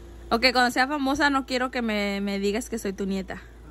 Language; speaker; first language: Spanish; early bilingual, heritage; Spanish